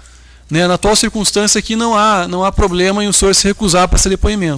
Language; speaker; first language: Portuguese; native; Portuguese